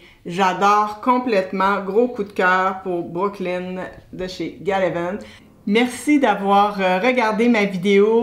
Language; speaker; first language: French; native; French